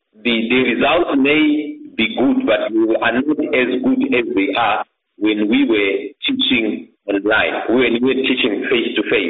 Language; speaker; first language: English; non-native, local second language; Shona